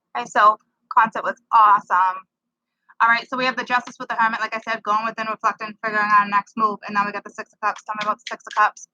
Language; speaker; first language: English; native; English